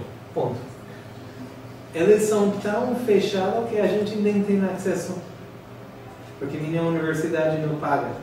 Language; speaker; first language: Portuguese; non-native, fluent; English